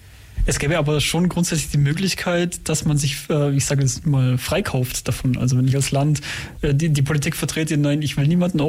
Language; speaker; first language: German; native; German